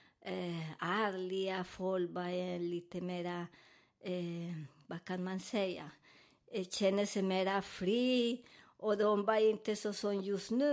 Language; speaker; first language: Swedish; non-native, learner; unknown